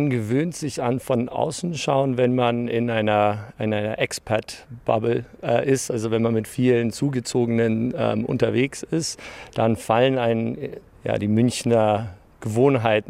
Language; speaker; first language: German; non-native, fluent; English